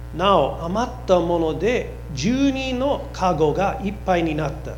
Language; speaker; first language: Japanese; non-native, fluent; English